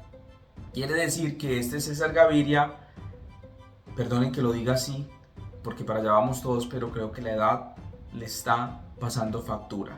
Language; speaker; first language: Spanish; native; Spanish